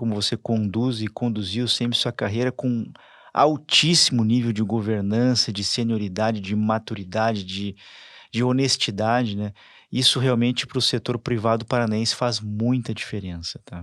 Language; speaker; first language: Portuguese; native; Portuguese